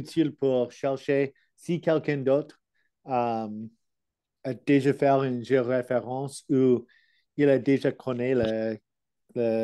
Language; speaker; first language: French; non-native, learner; English